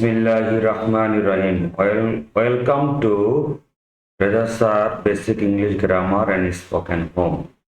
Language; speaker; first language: English; non-native, local second language; Bangla